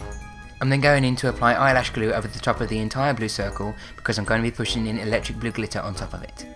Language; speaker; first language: English; native; English